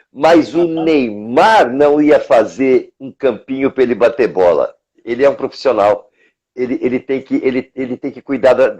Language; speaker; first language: Portuguese; native; Portuguese